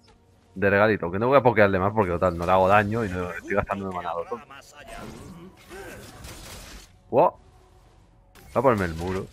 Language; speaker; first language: Spanish; native; Spanish